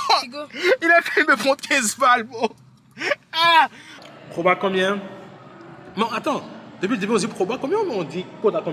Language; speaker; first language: French; native; French